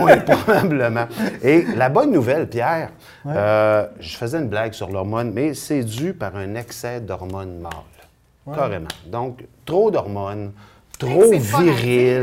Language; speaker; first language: French; native; French